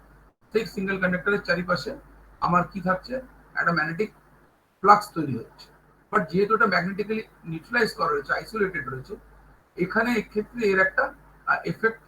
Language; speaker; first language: Bangla; native; Bangla